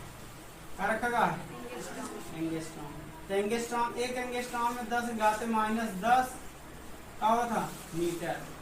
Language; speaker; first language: Hindi; native; Hindi